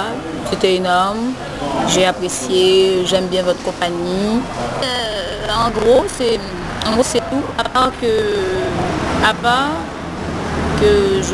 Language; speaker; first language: French; non-native, local second language; Haitian Creole